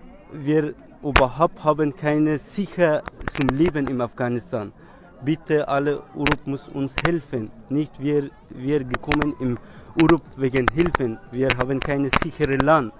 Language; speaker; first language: German; non-native, learner; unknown